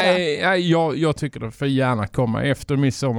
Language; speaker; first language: Swedish; native; Swedish